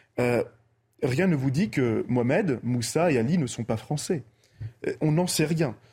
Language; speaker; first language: French; early bilingual, other home language; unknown